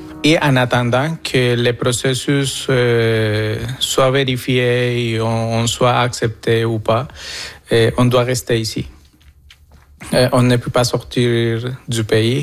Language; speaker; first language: French; non-native, fluent; Spanish